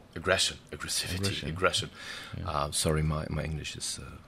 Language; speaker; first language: English; non-native, fluent; German